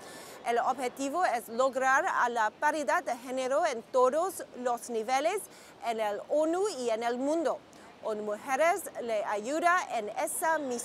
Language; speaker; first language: Spanish; non-native, learner; English